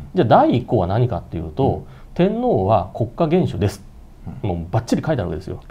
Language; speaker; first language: Japanese; native; Japanese